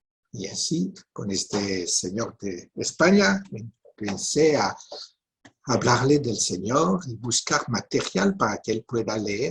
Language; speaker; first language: Spanish; non-native, fluent; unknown